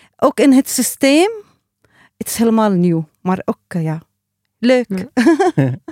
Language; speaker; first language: Dutch; non-native, learner; Arabic